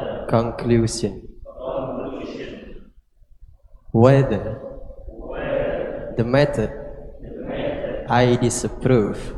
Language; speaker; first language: English; non-native, learner; Indonesian